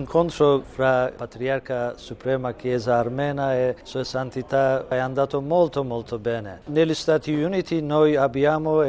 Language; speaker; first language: Italian; non-native, learner; Armenian